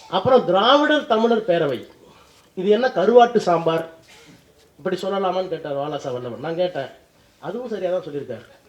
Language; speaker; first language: Tamil; native; Tamil